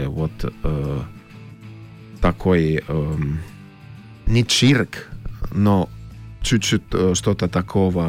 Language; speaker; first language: Russian; non-native, learner; Finnish